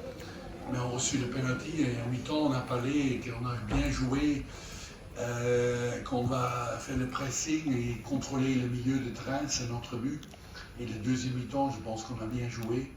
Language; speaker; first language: French; non-native, learner; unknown